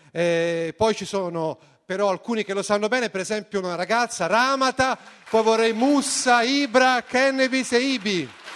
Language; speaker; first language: Italian; native; Italian